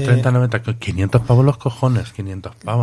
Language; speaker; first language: Spanish; native; Spanish